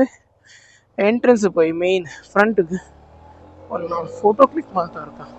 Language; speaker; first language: Kannada; non-native, local second language; Tulu